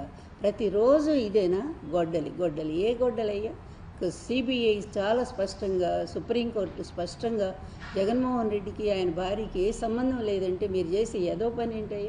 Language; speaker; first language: Telugu; native; Telugu